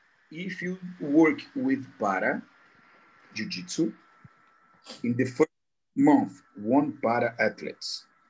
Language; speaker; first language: English; non-native, learner; Portuguese